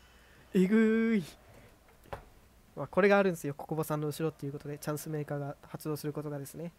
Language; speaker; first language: Japanese; native; Japanese